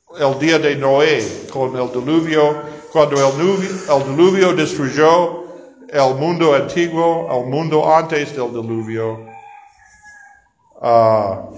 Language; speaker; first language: Spanish; non-native, fluent; English